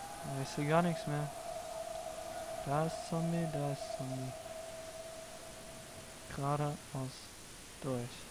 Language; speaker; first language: German; native; German